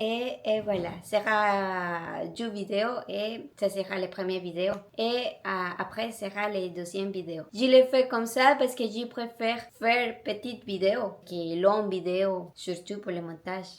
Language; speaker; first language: French; non-native, learner; Spanish